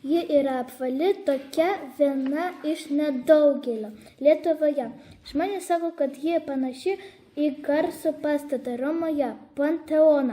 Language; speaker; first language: Lithuanian; non-native, local second language; Polish